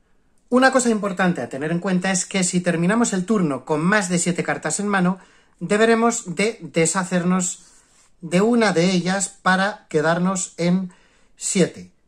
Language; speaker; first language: Spanish; native; Spanish